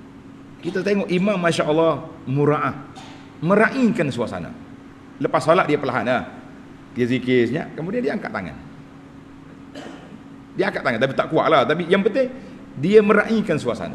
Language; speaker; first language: Malay; native; Malay